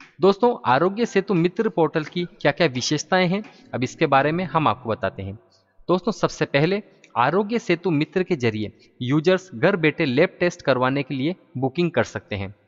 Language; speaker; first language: Hindi; native; Hindi